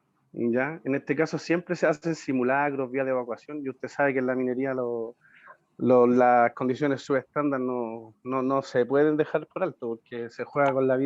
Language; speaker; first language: Spanish; native; Spanish